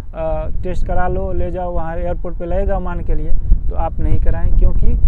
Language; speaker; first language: Hindi; native; Hindi